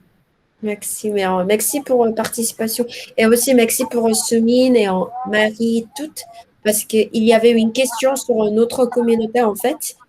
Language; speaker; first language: French; non-native, learner; Korean